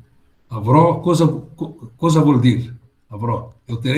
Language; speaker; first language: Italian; non-native, learner; Portuguese